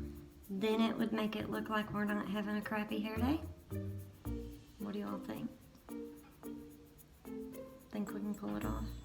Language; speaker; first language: English; native; English